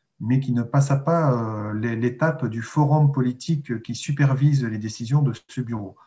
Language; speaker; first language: French; native; French